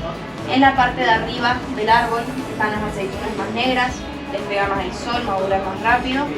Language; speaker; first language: Spanish; native; Spanish